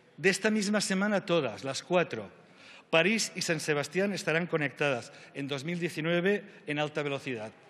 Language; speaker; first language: Spanish; native; Spanish